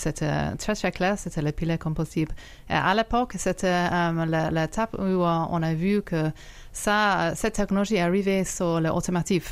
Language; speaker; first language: French; non-native, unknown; English